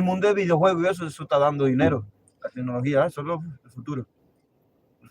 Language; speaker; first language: Spanish; native; Spanish